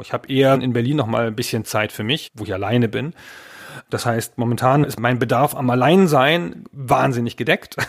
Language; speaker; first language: German; native; German